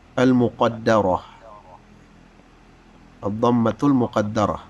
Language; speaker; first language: Arabic; non-native, fluent; Tausug